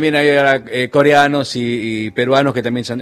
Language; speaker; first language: Spanish; native; Spanish